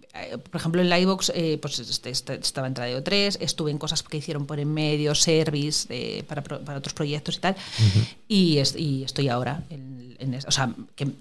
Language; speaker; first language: Spanish; native; Spanish